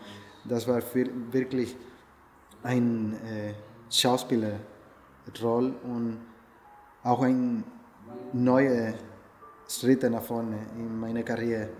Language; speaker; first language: German; non-native, learner; Spanish